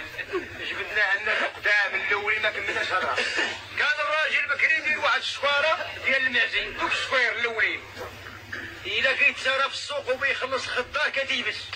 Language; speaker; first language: Arabic; native; Arabic